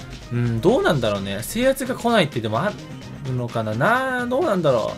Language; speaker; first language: Japanese; native; Japanese